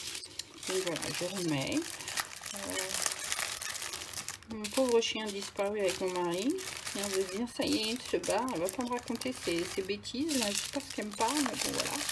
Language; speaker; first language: French; native; French